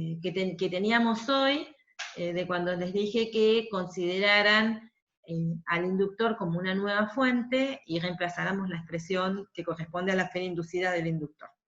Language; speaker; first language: Spanish; native; Spanish